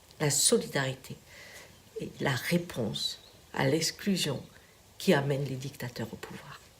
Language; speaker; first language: French; native; French